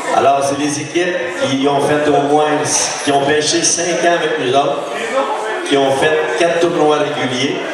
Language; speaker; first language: French; native; French